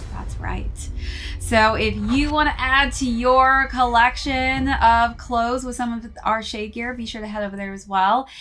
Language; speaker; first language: English; native; English